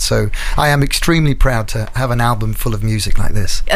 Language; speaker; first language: English; native; English